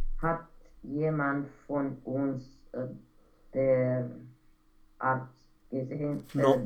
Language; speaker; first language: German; non-native, learner; Romanian